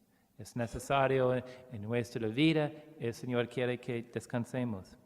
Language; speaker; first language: Spanish; non-native, learner; English